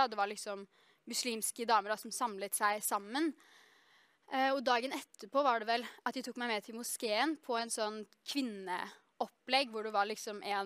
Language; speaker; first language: Norwegian; native; Norwegian